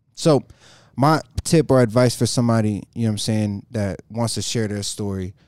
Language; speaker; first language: English; native; English